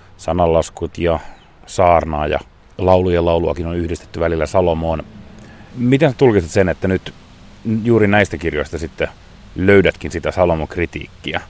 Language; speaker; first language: Finnish; native; Finnish